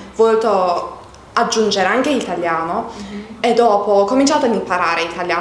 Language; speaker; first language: Italian; non-native, learner; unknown